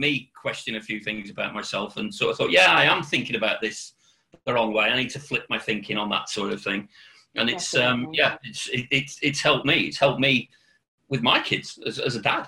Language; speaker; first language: English; native; English